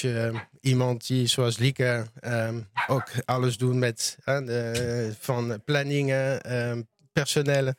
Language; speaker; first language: Dutch; non-native, learner; French